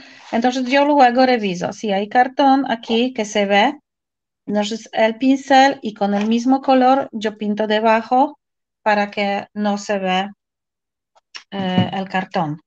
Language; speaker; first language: Spanish; non-native, fluent; Polish